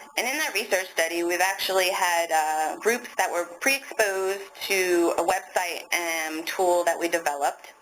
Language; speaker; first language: English; native; English